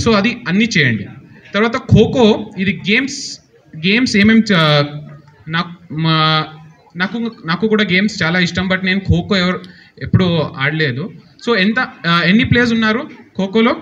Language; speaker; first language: Telugu; non-native, learner; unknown